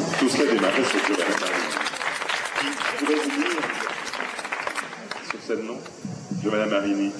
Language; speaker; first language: French; native; French